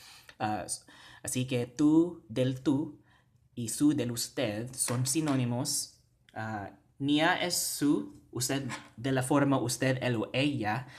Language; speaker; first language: Spanish; non-native, fluent; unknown